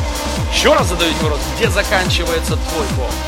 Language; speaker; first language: Russian; native; Russian